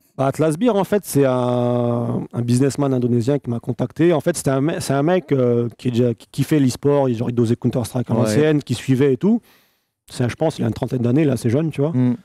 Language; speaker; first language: French; native; French